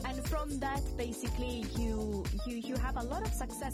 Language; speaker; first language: English; non-native, fluent; Italian